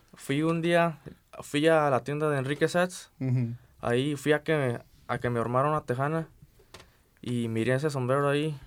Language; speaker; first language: Spanish; early bilingual, heritage; Spanish